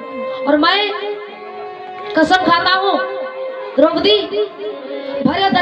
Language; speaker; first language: Hindi; native; Hindi